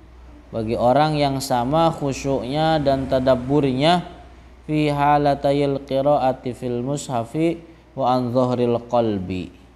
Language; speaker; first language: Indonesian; native; Indonesian